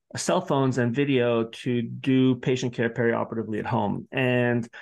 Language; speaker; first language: English; early bilingual, other home language; Italian